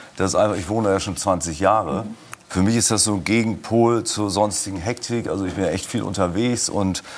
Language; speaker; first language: German; native; German